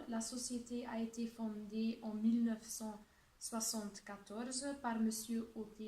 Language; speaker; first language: French; non-native, local second language; Dutch